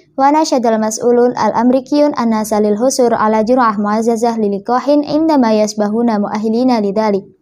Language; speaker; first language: Arabic; non-native, learner; Indonesian